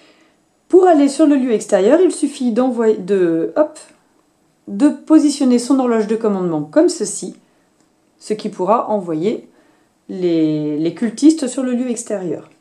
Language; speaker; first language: French; native; French